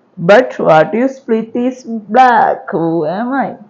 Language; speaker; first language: English; non-native, local second language; Malayalam